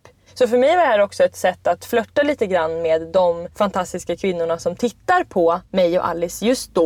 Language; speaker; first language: Swedish; native; Swedish